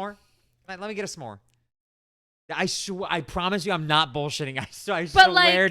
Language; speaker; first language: English; native; English